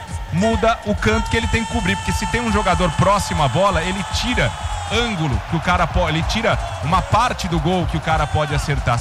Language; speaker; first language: Portuguese; native; Portuguese